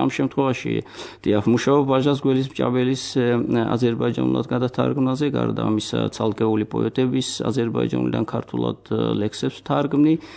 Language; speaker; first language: Georgian; non-native, local second language; Azerbaijani